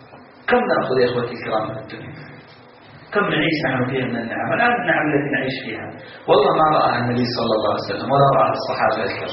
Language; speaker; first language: Arabic; native; Arabic